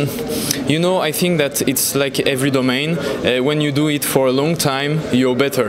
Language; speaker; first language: English; non-native, learner; French